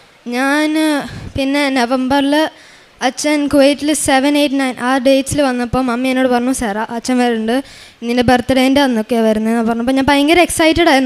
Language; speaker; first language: Malayalam; early bilingual, heritage; Malayalam